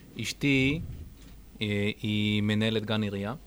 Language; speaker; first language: Hebrew; native; Hebrew